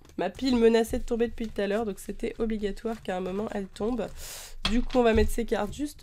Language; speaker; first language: French; native; French